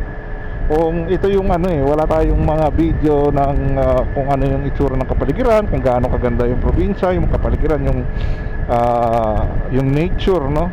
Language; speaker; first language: Filipino; native; Filipino